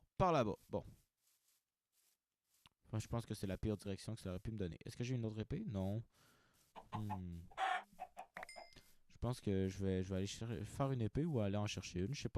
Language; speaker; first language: French; native; French